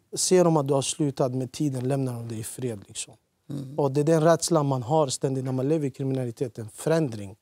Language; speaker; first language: Swedish; early bilingual, other home language; Central Kurdish